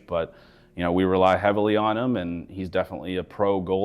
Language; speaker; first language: English; native; English